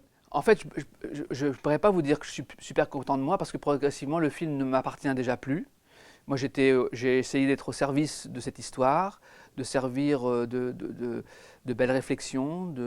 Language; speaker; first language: French; native; French